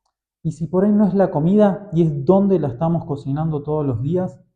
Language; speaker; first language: Spanish; native; Spanish